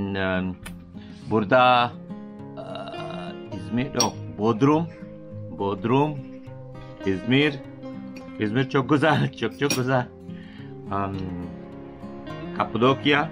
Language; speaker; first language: Turkish; non-native, learner; Hindi